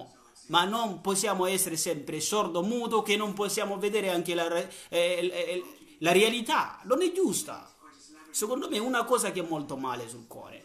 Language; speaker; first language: Italian; non-native, learner; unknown